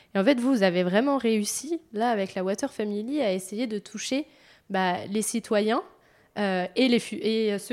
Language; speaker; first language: French; native; French